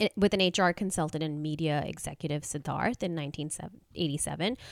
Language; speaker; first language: English; non-native, local second language; Hindi